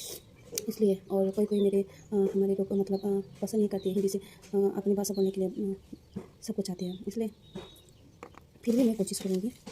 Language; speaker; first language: Hindi; non-native, local second language; Kok Borok